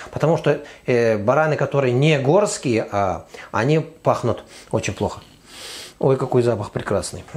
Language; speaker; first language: Russian; non-native, fluent; Azerbaijani